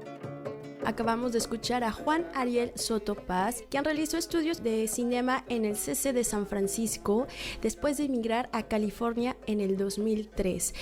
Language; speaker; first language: Spanish; native; Spanish